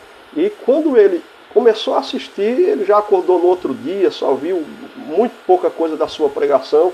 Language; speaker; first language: Portuguese; native; Portuguese